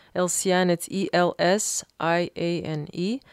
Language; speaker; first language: English; early bilingual, other home language; Spanish